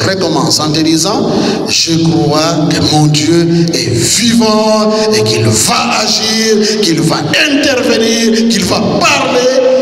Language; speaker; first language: French; non-native, local second language; Kituba (Democratic Republic of Congo)